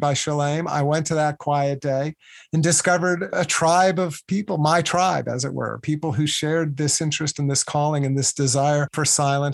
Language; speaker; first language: English; native; English